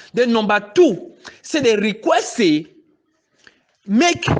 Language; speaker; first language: Nigerian Pidgin; native; Nigerian Pidgin